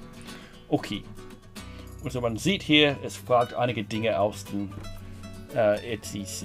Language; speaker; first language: German; non-native, fluent; English